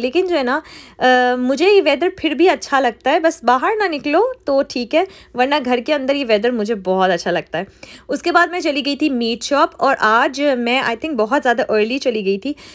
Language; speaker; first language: Urdu; native; Urdu